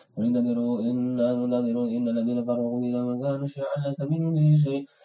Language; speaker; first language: Arabic; non-native, learner; Indonesian